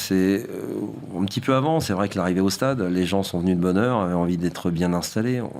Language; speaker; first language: French; native; French